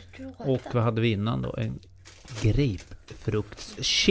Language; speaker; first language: Swedish; native; Swedish